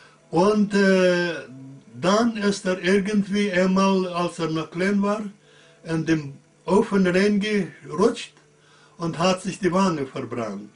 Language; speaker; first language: German; early bilingual, heritage; German